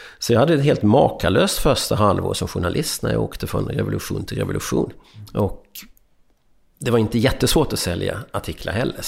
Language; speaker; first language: Swedish; early bilingual, other home language; Hungarian